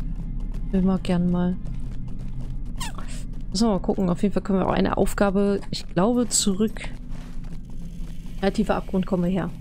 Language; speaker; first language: German; native; German